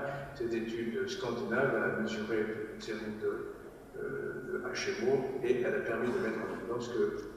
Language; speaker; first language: French; native; French